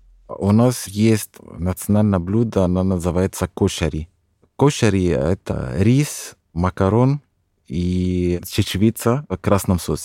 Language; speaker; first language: Russian; non-native, fluent; Arabic